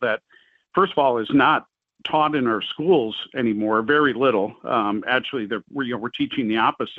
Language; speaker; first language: English; native; English